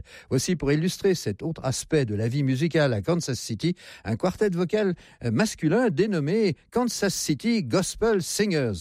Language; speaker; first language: French; native; French